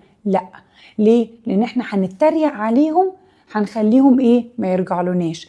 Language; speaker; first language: Arabic; native; Arabic